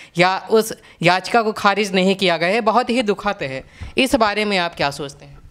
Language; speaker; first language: Hindi; native; Hindi